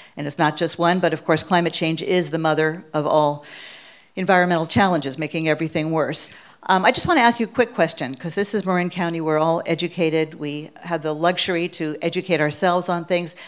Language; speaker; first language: English; native; English